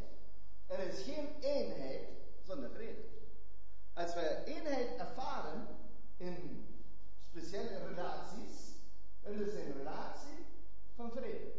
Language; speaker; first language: Dutch; non-native, fluent; German